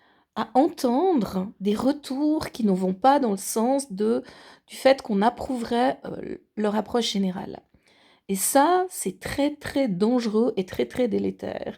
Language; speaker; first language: French; native; French